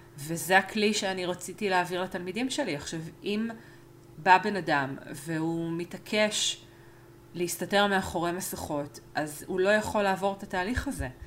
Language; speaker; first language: Hebrew; early bilingual, other home language; Spanish